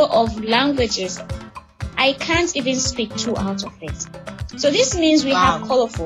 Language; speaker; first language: English; non-native, local second language; Hausa